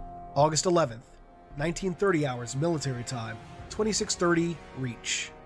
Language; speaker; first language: English; native; English